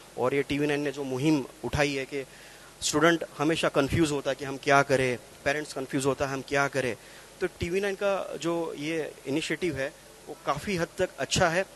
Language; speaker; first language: Hindi; non-native, local second language; Gujarati